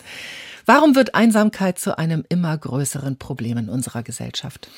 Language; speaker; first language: German; native; German